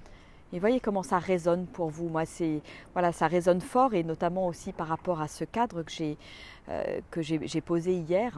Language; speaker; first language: French; native; French